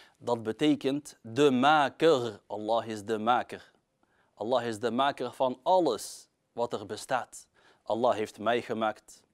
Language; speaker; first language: Dutch; early bilingual, other home language; Arabic